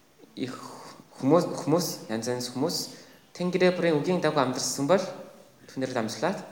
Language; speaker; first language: Mongolian; non-native, fluent; Korean